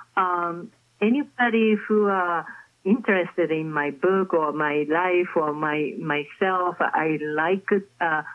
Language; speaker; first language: English; non-native, fluent; Japanese